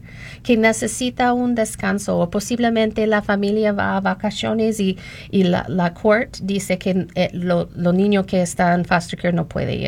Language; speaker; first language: Spanish; non-native, learner; English